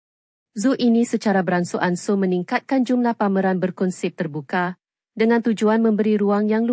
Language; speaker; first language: Malay; native; Malay